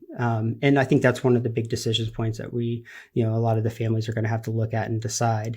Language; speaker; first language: English; native; English